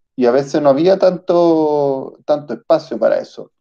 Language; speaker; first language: Spanish; early bilingual, other home language; Italian